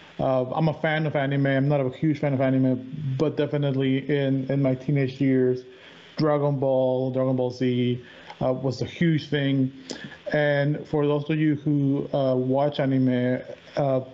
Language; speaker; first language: English; native; English